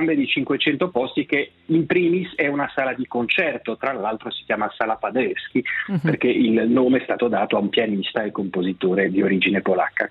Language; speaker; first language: Italian; non-native, local second language; French